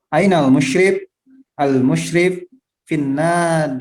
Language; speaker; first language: Arabic; non-native, learner; Indonesian